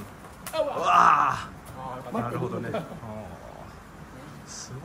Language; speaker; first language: Japanese; native; Japanese